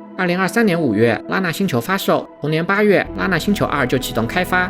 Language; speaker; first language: Chinese; native; Chinese